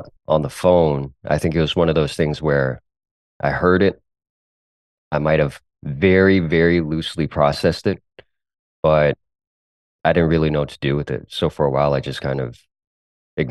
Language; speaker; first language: English; early bilingual, other home language; Cantonese